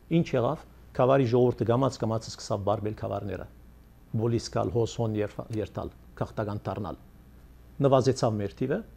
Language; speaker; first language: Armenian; early bilingual, heritage; Armenian